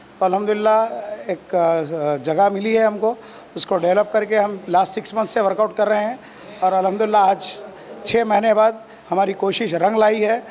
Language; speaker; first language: Hindi; non-native, local second language; Urdu